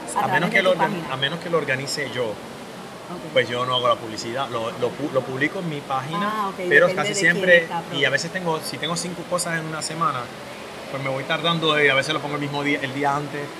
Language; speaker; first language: Spanish; native; Spanish